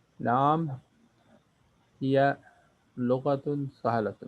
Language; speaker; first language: Arabic; non-native, learner; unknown